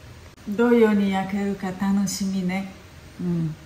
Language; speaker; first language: Japanese; early bilingual, heritage; Japanese